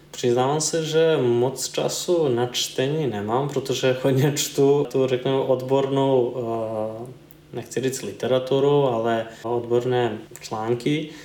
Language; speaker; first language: Czech; non-native, fluent; Serbian